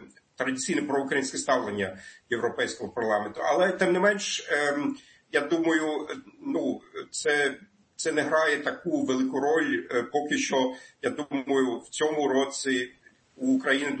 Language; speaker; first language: Ukrainian; non-native, fluent; German